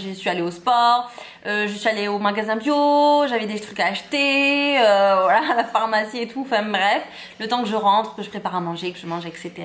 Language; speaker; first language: French; native; French